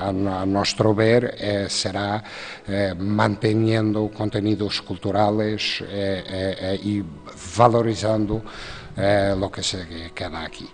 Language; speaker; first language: Spanish; non-native, fluent; Portuguese